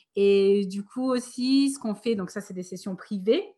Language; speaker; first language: French; native; French